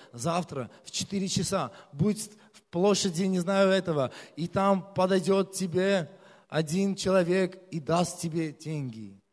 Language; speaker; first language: Russian; non-native, local second language; Armenian